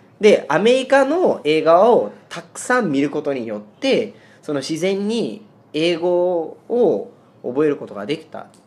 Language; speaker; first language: Japanese; non-native, fluent; Spanish